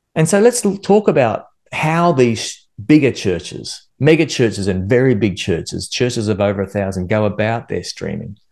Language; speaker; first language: English; native; English